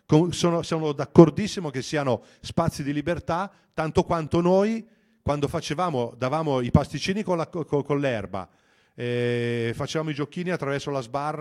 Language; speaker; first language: Italian; native; Italian